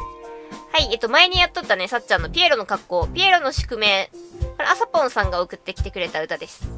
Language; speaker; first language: Japanese; native; Japanese